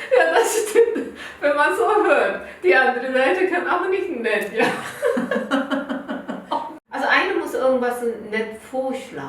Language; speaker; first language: German; non-native, learner; Korean